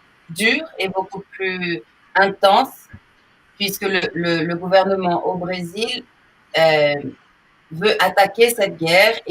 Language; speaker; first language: French; non-native, fluent; Portuguese